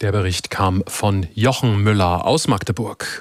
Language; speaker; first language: German; native; German